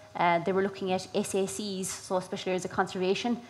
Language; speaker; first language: English; native; English